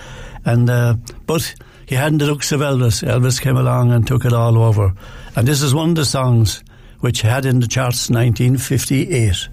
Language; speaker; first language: English; native; English